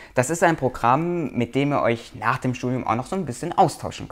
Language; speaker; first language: German; native; German